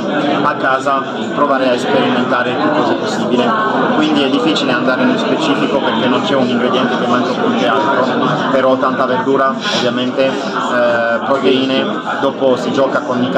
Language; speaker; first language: Italian; non-native, fluent; French